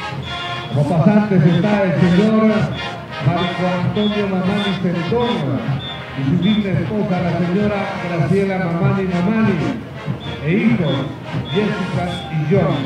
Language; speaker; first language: Spanish; native; Spanish